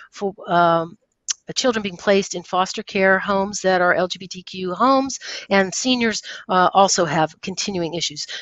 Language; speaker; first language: English; native; English